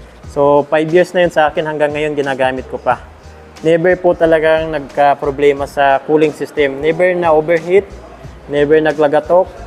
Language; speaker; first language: Filipino; native; Filipino